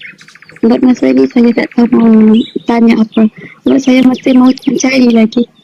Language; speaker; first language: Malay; non-native, local second language; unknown